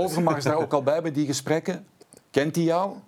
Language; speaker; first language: Dutch; native; Dutch